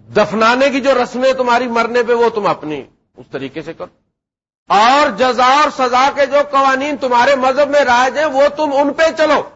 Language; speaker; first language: Urdu; non-native, local second language; Punjabi